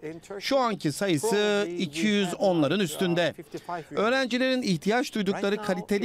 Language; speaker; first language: Turkish; native; Turkish